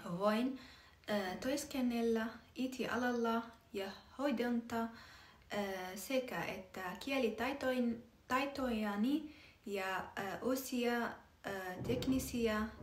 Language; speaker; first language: Finnish; non-native, learner; Arabic